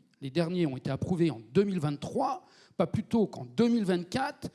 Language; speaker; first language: French; native; French